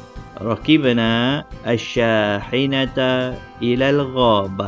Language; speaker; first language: Arabic; non-native, fluent; Malay